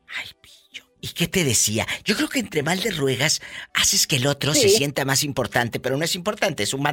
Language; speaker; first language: Spanish; native; Spanish